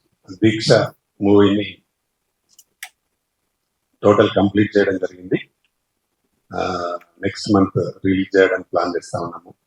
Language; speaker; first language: Telugu; native; Telugu